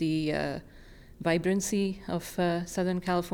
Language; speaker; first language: English; non-native, local second language; Tamil